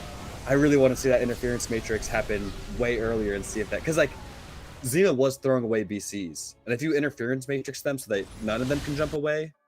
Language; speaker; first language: English; native; English